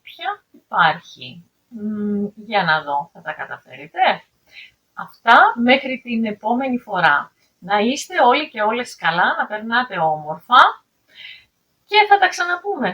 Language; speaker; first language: Greek; native; Greek